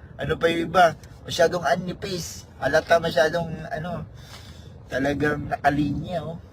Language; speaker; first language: Filipino; native; Filipino